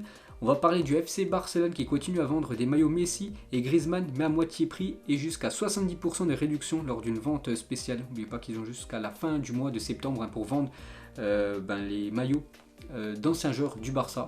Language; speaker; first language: French; native; French